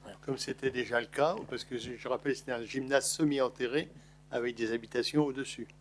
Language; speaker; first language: French; native; French